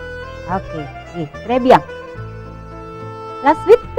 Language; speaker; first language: French; non-native, fluent; Indonesian